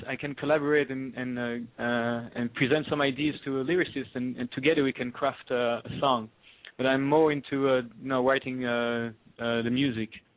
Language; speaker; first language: English; non-native, fluent; French